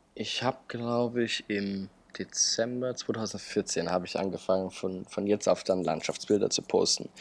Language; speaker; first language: German; native; German